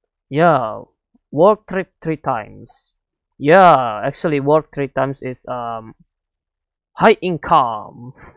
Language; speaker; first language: English; non-native, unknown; Indonesian